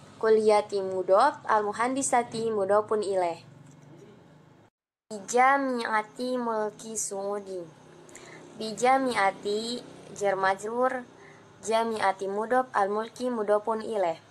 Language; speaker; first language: Arabic; non-native, learner; Indonesian